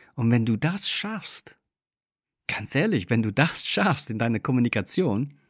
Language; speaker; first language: German; non-native, fluent; English